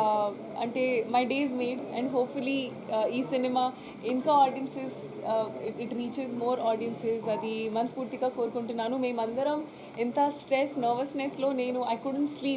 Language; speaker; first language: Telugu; non-native, learner; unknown